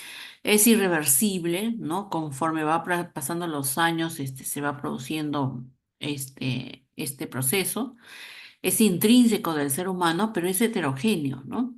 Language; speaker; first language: Spanish; native; Spanish